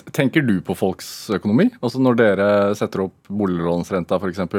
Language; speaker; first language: Norwegian; native; Norwegian